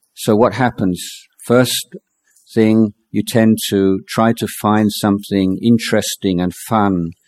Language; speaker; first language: English; native; English